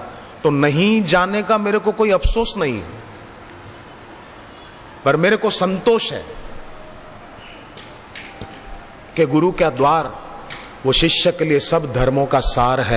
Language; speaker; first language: Hindi; native; Hindi